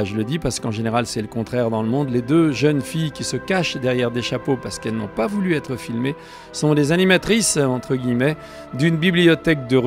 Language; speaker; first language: French; native; French